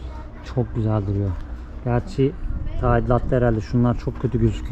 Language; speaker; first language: Turkish; native; Turkish